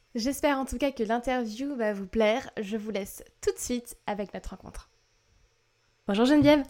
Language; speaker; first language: French; native; French